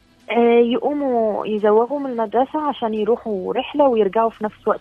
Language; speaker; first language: Arabic; native; Arabic